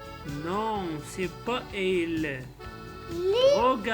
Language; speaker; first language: French; non-native, local second language; Arabic